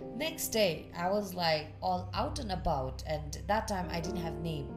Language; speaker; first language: English; non-native, fluent; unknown